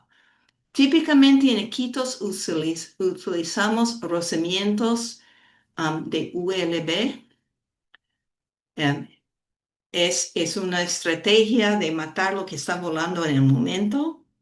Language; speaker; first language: Spanish; non-native, fluent; English